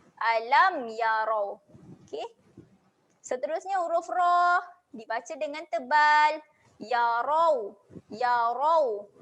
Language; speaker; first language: Malay; native; Malay